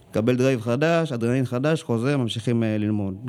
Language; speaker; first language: Hebrew; early bilingual, other home language; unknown